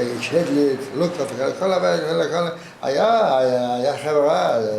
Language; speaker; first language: Hebrew; non-native, fluent; Yiddish